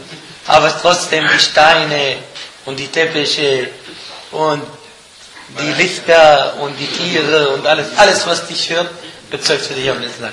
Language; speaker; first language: German; non-native, fluent; Arabic